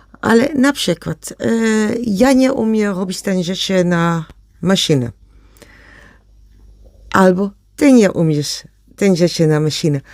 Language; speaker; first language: Polish; non-native, learner; Dutch